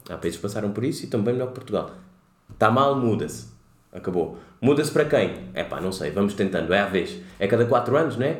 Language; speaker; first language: Portuguese; native; Portuguese